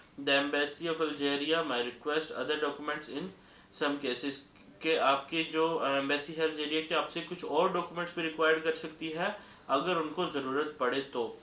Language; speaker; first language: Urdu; non-native, local second language; Punjabi